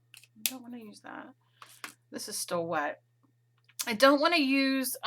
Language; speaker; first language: English; native; English